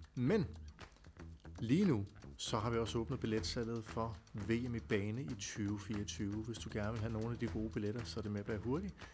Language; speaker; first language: Danish; native; Danish